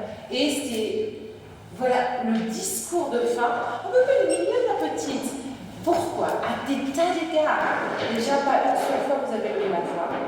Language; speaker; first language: French; native; French